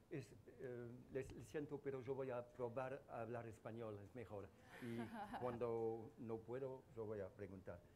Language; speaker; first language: Spanish; non-native, learner; French